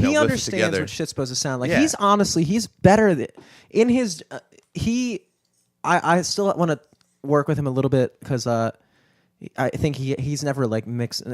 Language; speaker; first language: English; native; English